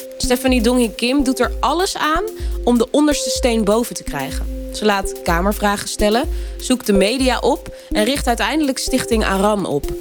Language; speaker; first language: Dutch; native; Dutch